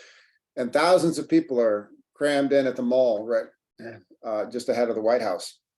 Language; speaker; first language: English; native; English